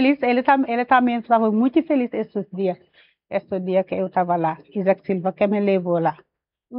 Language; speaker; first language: Portuguese; non-native, learner; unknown